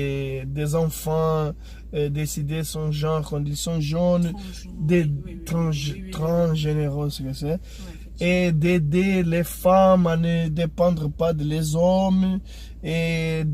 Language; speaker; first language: French; non-native, fluent; Portuguese